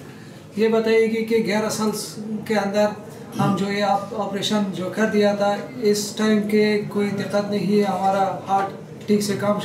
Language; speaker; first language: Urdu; non-native, learner; Persian